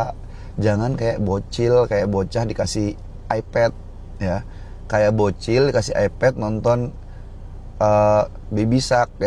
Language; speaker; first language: Indonesian; native; Indonesian